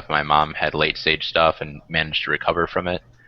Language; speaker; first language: English; native; English